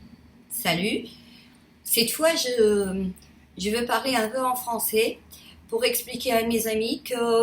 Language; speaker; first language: French; non-native, fluent; Portuguese